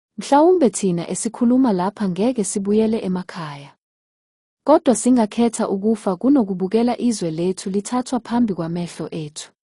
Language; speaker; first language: Zulu; native; Zulu